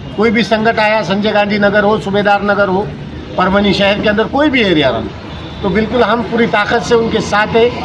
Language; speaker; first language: Hindi; native; Hindi